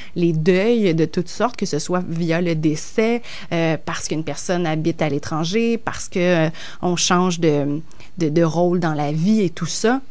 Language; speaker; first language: French; native; French